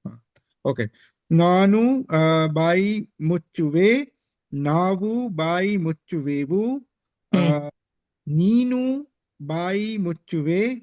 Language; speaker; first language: Kannada; non-native, learner; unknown